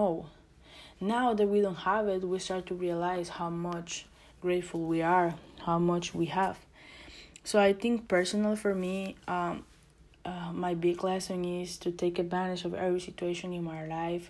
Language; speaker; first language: English; non-native, learner; Spanish